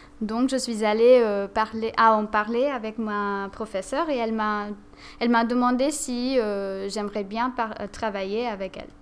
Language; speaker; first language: French; non-native, fluent; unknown